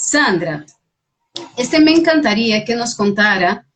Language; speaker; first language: Spanish; non-native, fluent; Portuguese